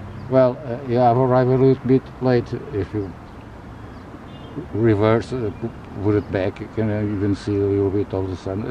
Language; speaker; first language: English; non-native, fluent; Portuguese